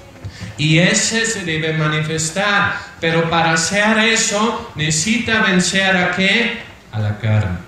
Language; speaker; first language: Spanish; non-native, fluent; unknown